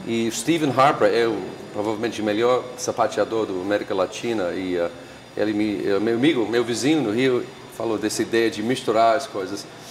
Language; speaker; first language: Portuguese; non-native, fluent; English